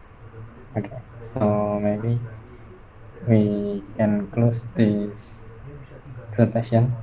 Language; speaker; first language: English; non-native, fluent; Indonesian